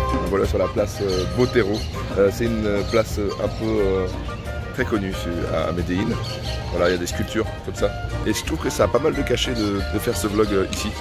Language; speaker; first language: French; native; French